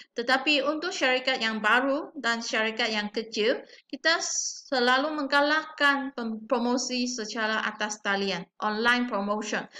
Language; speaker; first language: Malay; non-native, local second language; Chinese